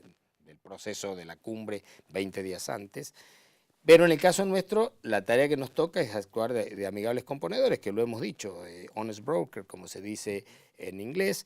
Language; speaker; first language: Spanish; native; Spanish